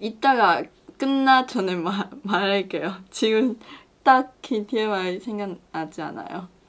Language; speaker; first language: Korean; non-native, learner; Chinese